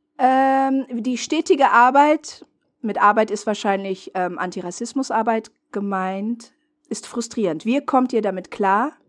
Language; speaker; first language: German; non-native, fluent; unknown